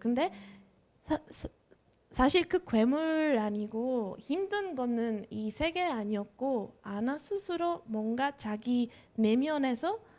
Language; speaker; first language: Korean; non-native, fluent; Spanish